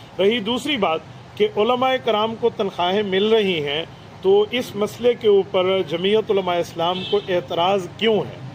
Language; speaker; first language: Urdu; non-native, local second language; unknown